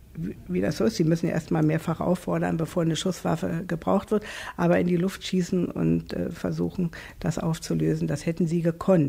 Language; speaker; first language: German; native; German